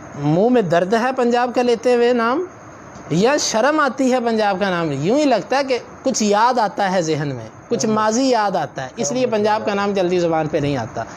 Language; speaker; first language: Urdu; non-native, local second language; Punjabi